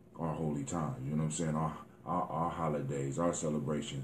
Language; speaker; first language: English; native; English